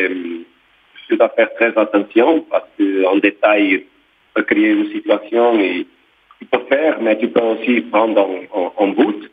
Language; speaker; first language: French; non-native, fluent; Portuguese